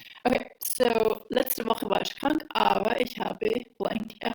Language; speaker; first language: German; non-native, fluent; English